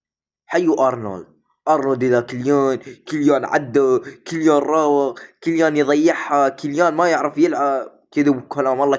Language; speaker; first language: Arabic; native; Arabic